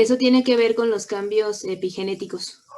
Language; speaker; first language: Spanish; native; Spanish